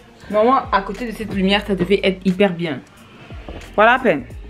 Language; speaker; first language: French; non-native, local second language; Lingala